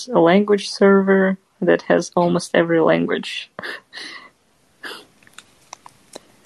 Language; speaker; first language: English; non-native, fluent; Kazakh